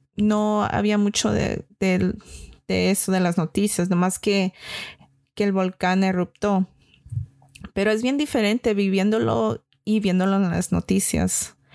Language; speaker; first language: Spanish; early bilingual, heritage; Spanish